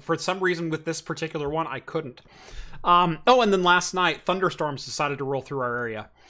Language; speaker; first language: English; native; English